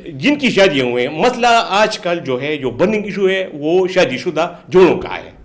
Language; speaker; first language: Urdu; non-native, local second language; Pashto